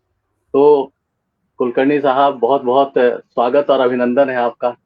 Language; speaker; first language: Hindi; native; Hindi